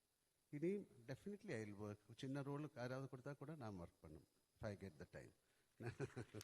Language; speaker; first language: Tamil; non-native, learner; Malayalam